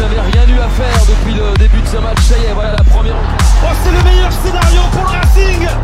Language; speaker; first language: French; non-native, learner; Serbian